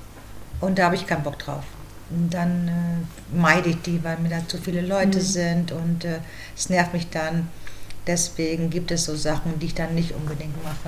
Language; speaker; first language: German; native; German